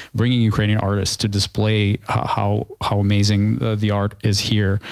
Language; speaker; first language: English; early bilingual, other home language; Ukrainian